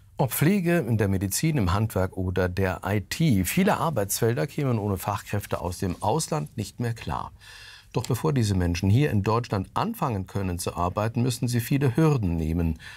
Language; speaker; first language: German; native; German